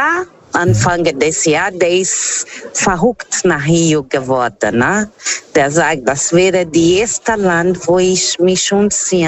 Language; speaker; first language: German; non-native, fluent; Portuguese